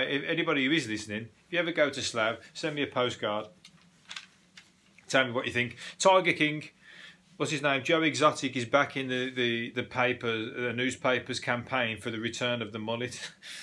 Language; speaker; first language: English; native; English